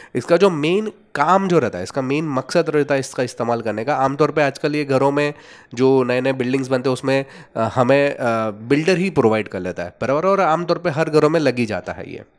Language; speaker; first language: Hindi; non-native, local second language; Gujarati